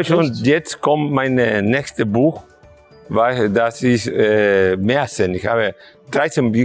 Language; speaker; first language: German; non-native, fluent; Spanish